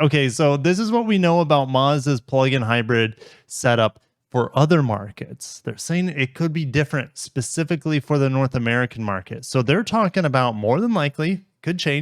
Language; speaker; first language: English; native; English